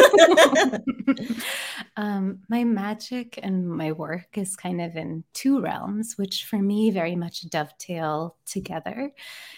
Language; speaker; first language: English; native; English